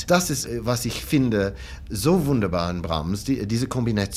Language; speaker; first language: German; non-native, learner; English